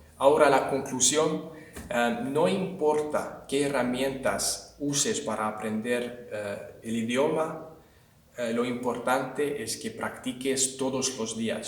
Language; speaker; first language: Spanish; non-native, fluent; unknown